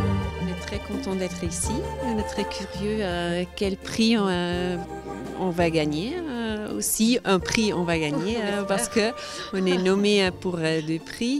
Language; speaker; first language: French; non-native, learner; German